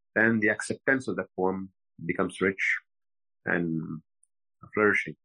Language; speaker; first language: English; non-native, fluent; French